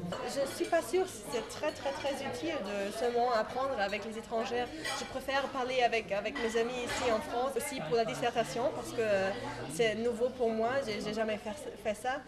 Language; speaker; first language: French; non-native, fluent; German